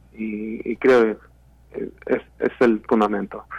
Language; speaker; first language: Spanish; non-native, fluent; Swedish